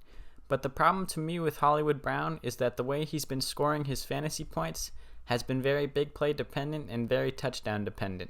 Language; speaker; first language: English; native; English